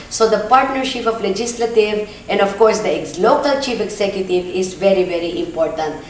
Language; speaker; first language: English; non-native, local second language; Filipino